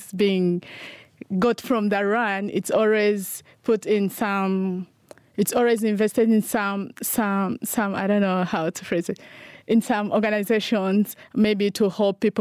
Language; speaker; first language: English; non-native, local second language; Ganda